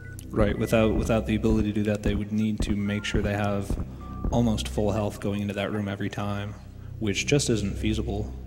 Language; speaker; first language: English; native; English